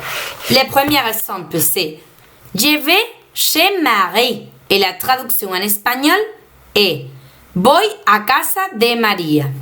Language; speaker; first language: French; non-native, fluent; Spanish